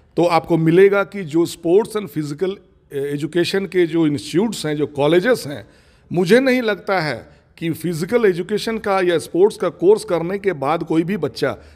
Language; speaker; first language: Hindi; non-native, local second language; Bangla